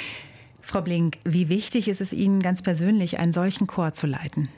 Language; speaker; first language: German; native; German